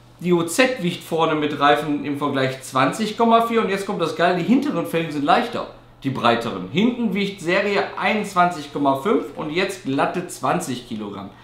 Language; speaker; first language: German; native; German